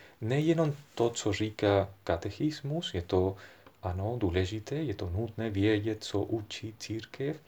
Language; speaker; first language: Czech; non-native, fluent; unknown